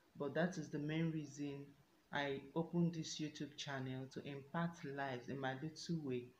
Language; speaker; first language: English; non-native, local second language; Igbo